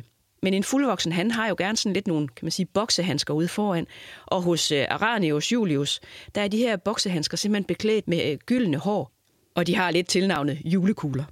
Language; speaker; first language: Danish; native; Danish